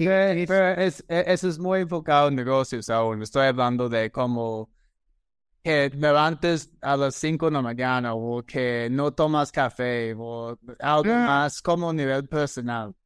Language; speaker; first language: Spanish; non-native, fluent; English